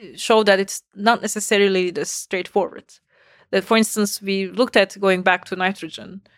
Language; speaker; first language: English; non-native, fluent; Turkish